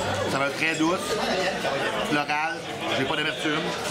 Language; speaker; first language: French; native; French